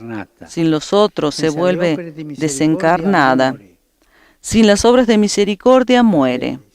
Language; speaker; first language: Spanish; native; Spanish